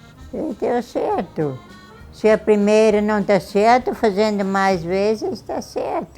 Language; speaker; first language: Portuguese; non-native, local second language; German